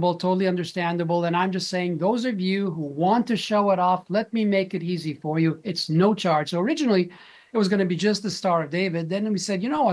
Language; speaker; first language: English; native; English